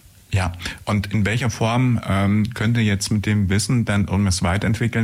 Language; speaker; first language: German; native; German